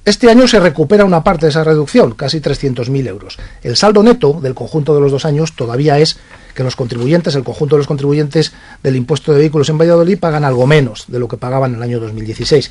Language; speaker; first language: Spanish; native; Spanish